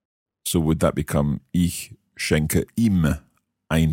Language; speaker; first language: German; non-native, learner; English